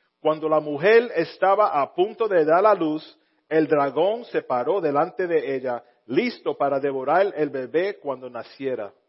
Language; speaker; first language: Spanish; early bilingual, heritage; Spanish